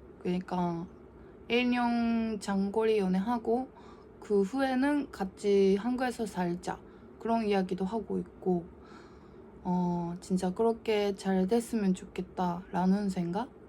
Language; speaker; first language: Korean; non-native, learner; Japanese